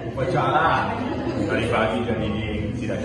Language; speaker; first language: Indonesian; non-native, learner; English